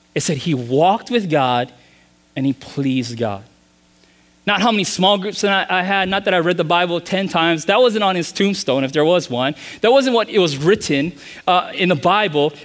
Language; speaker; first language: English; native; English